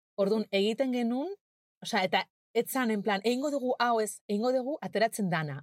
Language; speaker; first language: Basque; non-native, local second language; Spanish